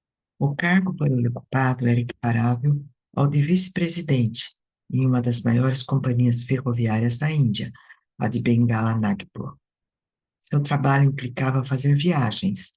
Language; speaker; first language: Portuguese; native; Portuguese